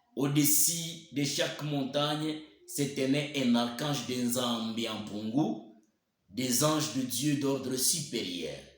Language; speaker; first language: French; non-native, local second language; Swahili